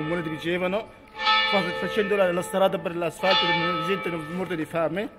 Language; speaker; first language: Italian; non-native, learner; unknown